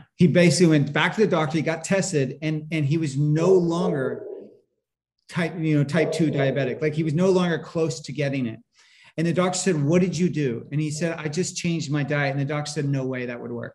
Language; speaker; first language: English; native; English